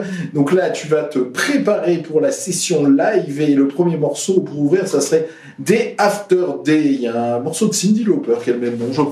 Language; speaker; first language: French; native; French